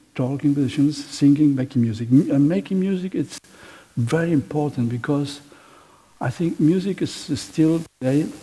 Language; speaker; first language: English; non-native, fluent; Catalan